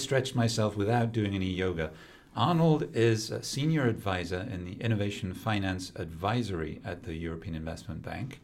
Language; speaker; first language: English; native; English